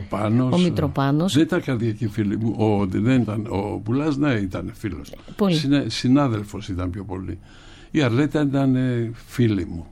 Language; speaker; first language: Greek; native; Greek